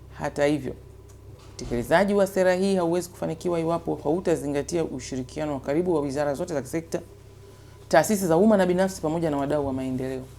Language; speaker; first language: Swahili; native; Swahili